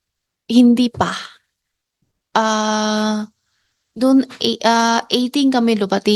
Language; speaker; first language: Filipino; non-native, learner; Chinese